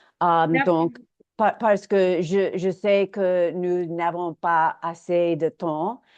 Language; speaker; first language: French; non-native, learner; English